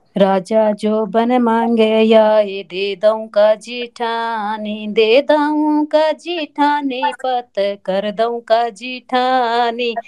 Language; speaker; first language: Hindi; native; Hindi